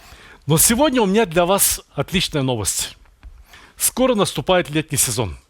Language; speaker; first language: Russian; native; Russian